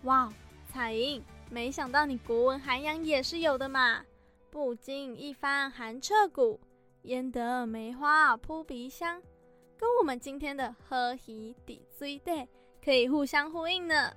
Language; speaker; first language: Chinese; native; Chinese